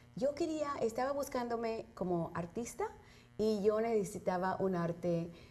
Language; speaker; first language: Spanish; early bilingual, heritage; Spanish